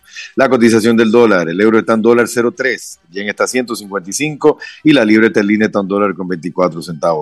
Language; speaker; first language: Spanish; native; Spanish